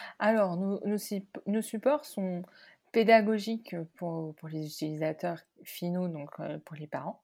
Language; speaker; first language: French; non-native, local second language; Arabic